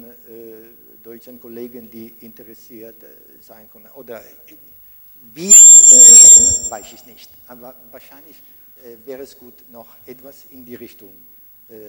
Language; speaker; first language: German; non-native, fluent; Italian